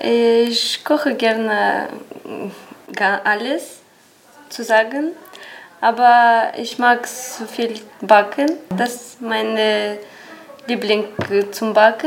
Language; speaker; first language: German; non-native, learner; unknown